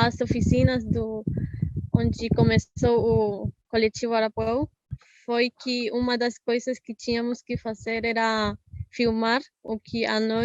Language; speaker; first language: Portuguese; non-native, fluent; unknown